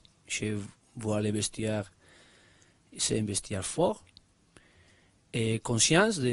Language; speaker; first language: French; non-native, learner; Spanish